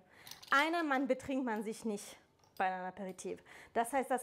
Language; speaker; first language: German; non-native, fluent; Italian